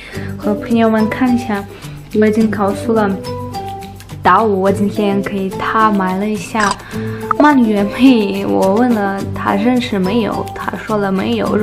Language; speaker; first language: Chinese; non-native, learner; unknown